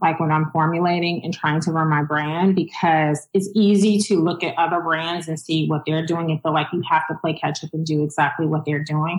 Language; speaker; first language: English; native; English